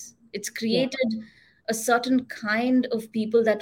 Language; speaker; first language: English; non-native, local second language; Tamil